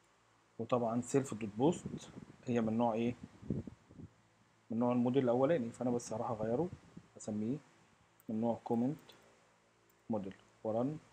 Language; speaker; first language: Arabic; native; Arabic